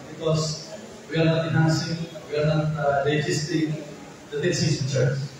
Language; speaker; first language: English; non-native, local second language; Cebuano